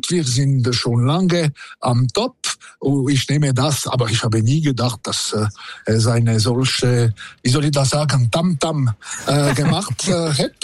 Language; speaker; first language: German; non-native, local second language; French